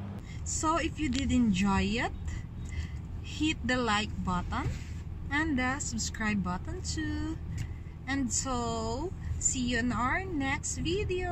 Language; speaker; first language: English; non-native, local second language; Filipino